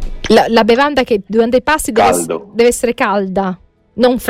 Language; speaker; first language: Italian; native; Italian